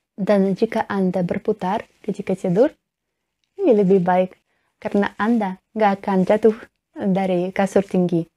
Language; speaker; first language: Indonesian; non-native, learner; Russian